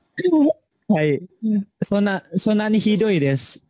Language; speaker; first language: Japanese; non-native, learner; Indonesian